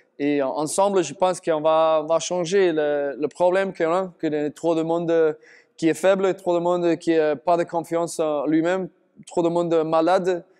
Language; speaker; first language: French; non-native, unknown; English